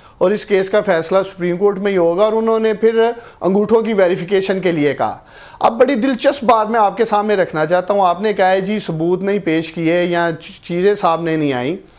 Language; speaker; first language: Urdu; non-native, local second language; Punjabi